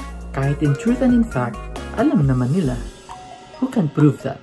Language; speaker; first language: English; non-native, local second language; Filipino